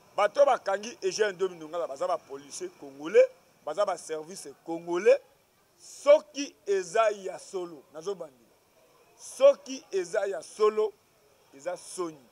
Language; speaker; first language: Lingala; native; Lingala